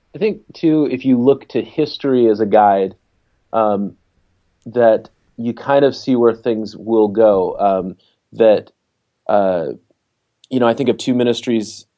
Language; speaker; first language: English; native; English